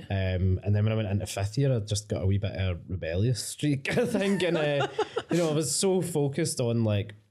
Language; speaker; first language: English; native; English